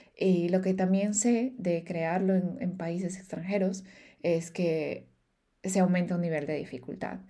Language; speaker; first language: Spanish; native; Spanish